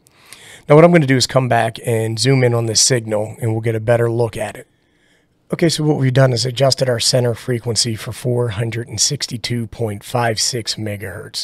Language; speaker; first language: English; native; English